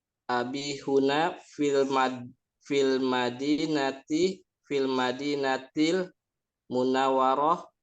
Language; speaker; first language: Arabic; non-native, learner; Indonesian